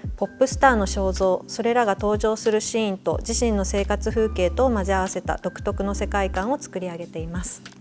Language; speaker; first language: Japanese; native; Japanese